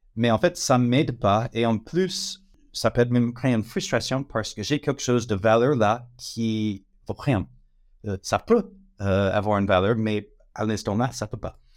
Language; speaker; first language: French; non-native, fluent; English